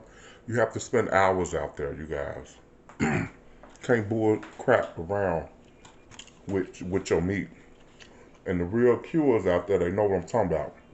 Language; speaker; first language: English; native; English